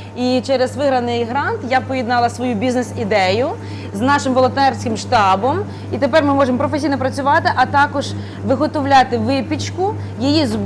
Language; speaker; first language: Ukrainian; native; Ukrainian